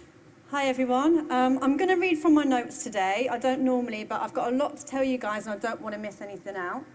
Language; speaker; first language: English; native; English